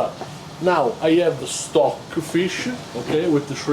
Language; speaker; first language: English; non-native, learner; Italian